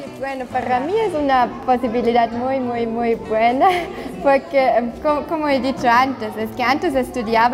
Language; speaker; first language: Spanish; non-native, fluent; German